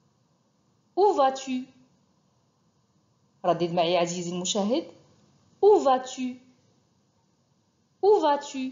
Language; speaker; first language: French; non-native, fluent; Arabic